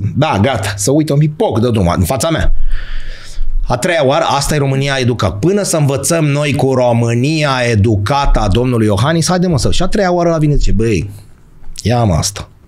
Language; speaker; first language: Romanian; native; Romanian